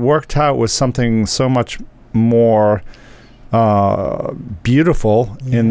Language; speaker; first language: English; native; English